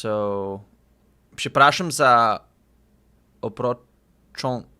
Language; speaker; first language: Polish; non-native, learner; English